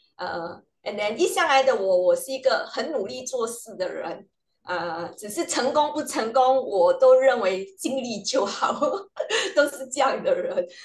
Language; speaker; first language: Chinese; native; Chinese